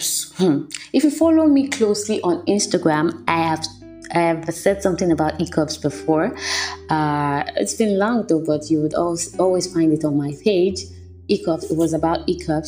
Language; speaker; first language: English; non-native, local second language; Yoruba